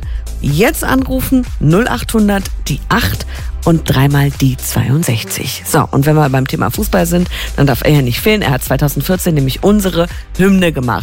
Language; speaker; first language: German; native; German